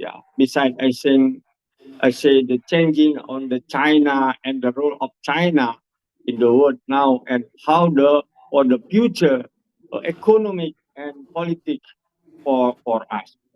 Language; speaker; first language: English; non-native, learner; Indonesian